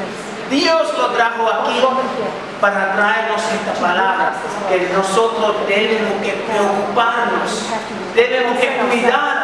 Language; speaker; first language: Spanish; non-native, fluent; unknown